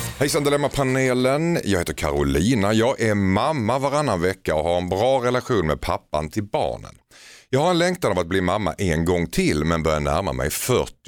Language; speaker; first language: Swedish; native; Swedish